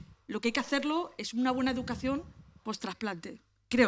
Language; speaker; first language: Spanish; native; Spanish